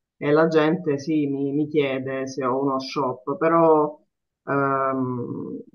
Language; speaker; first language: Italian; native; Italian